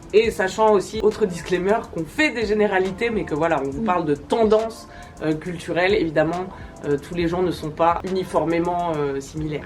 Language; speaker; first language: French; native; French